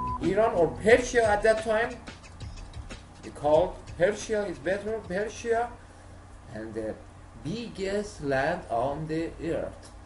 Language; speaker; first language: English; non-native, learner; Persian